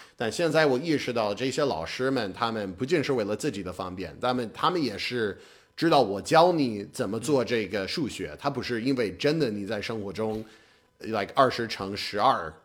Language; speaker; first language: Chinese; non-native, fluent; English